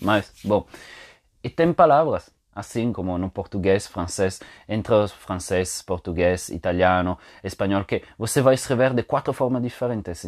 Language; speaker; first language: Portuguese; non-native, fluent; Italian